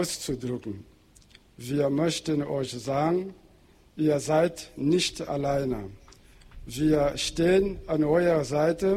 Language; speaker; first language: German; non-native, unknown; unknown